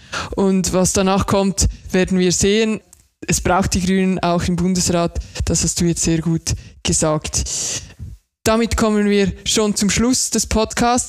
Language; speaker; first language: German; native; German